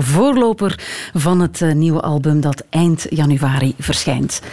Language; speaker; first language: Dutch; native; Dutch